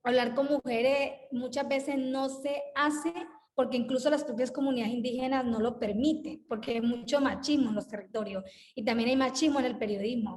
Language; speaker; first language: Spanish; native; Spanish